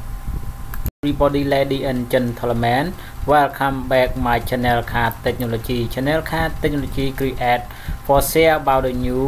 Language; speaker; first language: English; non-native, learner; Khmer